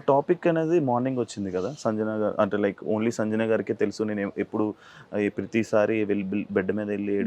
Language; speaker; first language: Telugu; native; Telugu